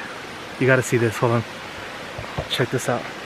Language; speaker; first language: English; native; English